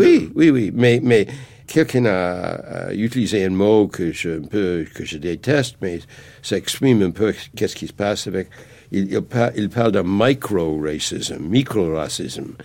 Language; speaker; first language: French; non-native, fluent; English